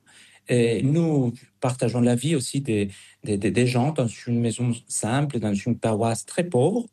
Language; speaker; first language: French; non-native, fluent; Spanish